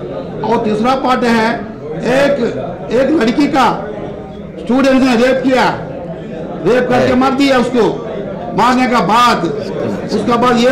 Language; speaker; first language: Hindi; non-native, local second language; Telugu